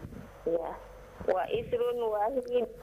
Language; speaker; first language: Arabic; non-native, learner; Indonesian